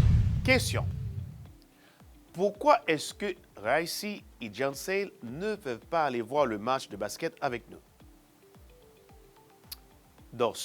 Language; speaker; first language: French; non-native, fluent; Spanish